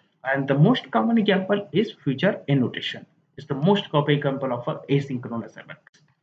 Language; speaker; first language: English; non-native, local second language; Hindi